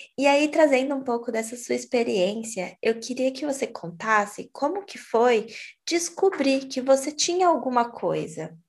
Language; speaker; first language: Portuguese; native; Portuguese